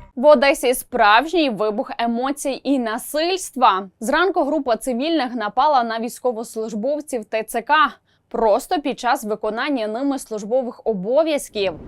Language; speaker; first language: Ukrainian; native; Ukrainian